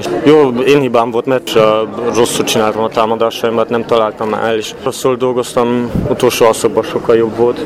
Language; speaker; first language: Hungarian; early bilingual, heritage; Hungarian